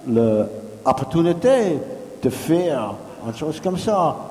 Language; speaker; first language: French; non-native, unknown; English